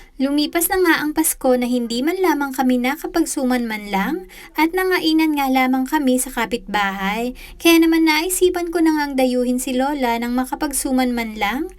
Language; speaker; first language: Filipino; native; Filipino